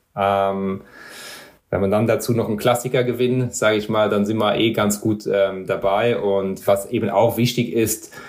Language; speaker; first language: German; non-native, local second language; Luxembourgish